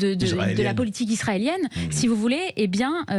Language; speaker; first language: French; native; French